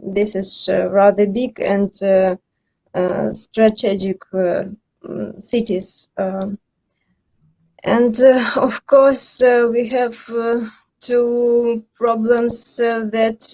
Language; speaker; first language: English; non-native, learner; Ukrainian